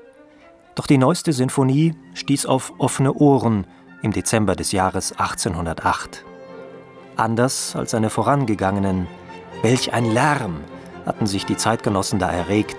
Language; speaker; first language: German; native; German